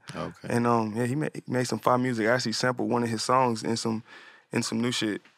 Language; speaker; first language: English; native; English